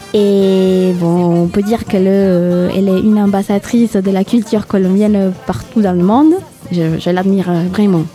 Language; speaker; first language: French; non-native, fluent; Spanish